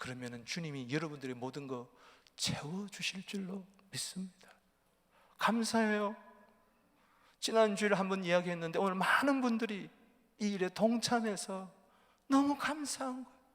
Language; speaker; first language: Korean; native; Korean